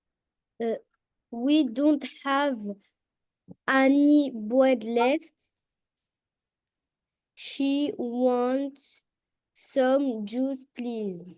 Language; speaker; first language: English; non-native, learner; French